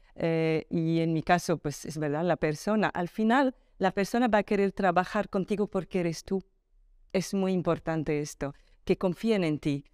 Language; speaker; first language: Spanish; early bilingual, other home language; Arabic